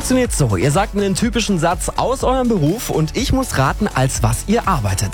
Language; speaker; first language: German; native; German